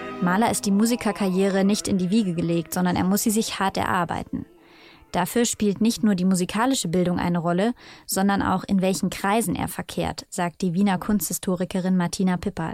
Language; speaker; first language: German; native; German